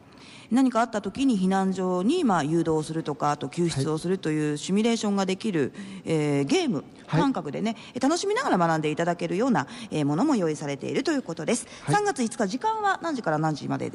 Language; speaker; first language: Japanese; native; Japanese